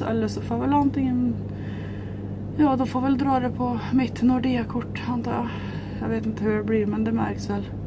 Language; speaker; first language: Swedish; native; Swedish